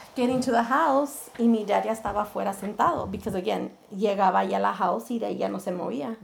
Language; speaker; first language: Spanish; early bilingual, heritage; Spanish